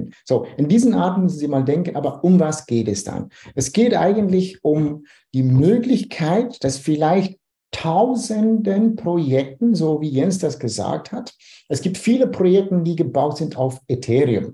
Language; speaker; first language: German; non-native, fluent; Dutch